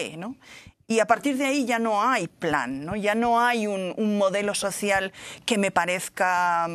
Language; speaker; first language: Spanish; native; Spanish